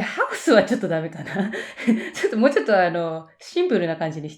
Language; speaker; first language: Japanese; native; Japanese